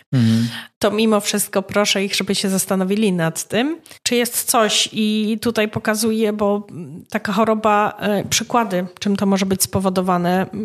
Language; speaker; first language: Polish; native; Polish